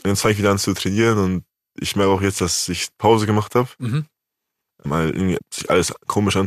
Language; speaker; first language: German; native; German